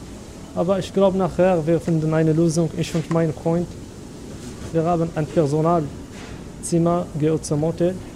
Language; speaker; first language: German; non-native, learner; Arabic